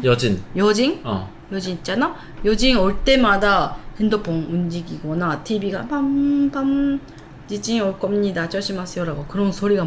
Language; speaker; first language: Korean; non-native, learner; Japanese